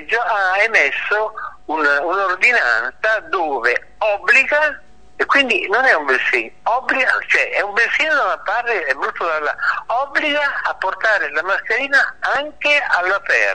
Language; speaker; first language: Italian; native; Italian